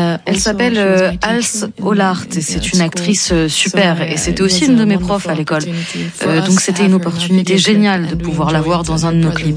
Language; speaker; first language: French; non-native, local second language; Dutch